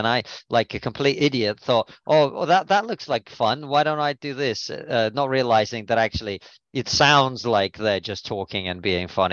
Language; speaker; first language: English; non-native, fluent; Russian